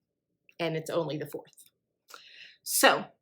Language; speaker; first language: English; native; English